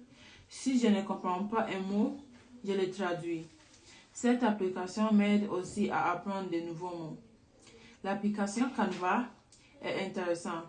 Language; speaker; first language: French; non-native, learner; Spanish